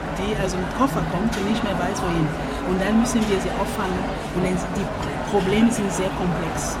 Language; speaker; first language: German; non-native, fluent; French